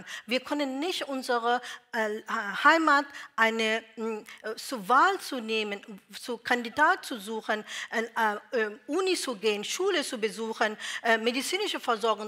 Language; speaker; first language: German; non-native, learner; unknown